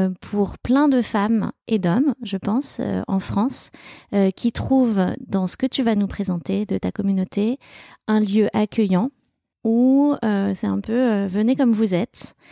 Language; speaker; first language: French; native; French